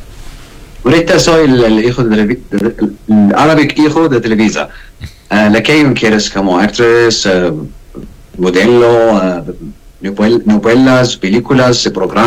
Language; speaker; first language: Spanish; non-native, learner; Arabic